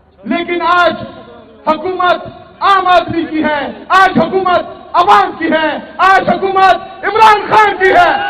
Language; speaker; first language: Urdu; non-native, local second language; Pashto